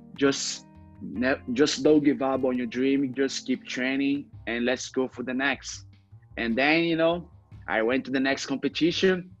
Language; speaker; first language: English; non-native, learner; Portuguese